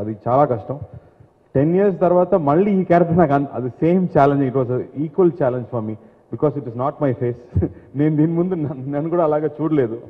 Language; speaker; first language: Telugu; non-native, local second language; Tamil